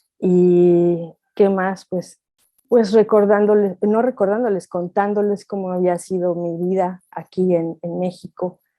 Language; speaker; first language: Spanish; native; Spanish